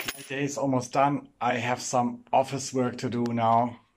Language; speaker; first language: English; non-native, fluent; German